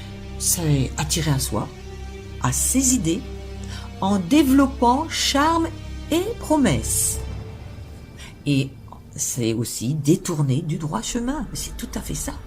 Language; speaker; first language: French; native; French